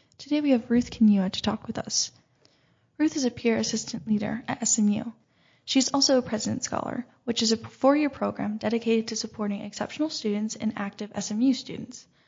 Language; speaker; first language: English; native; English